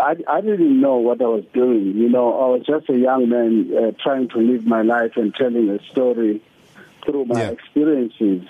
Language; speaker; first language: English; non-native, local second language; Zulu